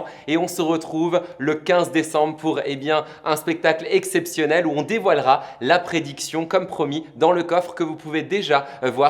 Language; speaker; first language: French; native; French